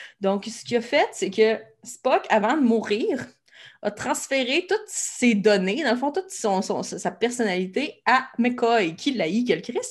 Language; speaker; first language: French; native; French